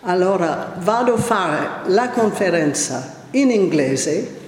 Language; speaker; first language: Italian; non-native, learner; English